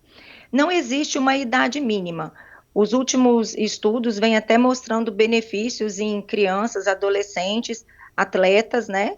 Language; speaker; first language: Portuguese; native; Portuguese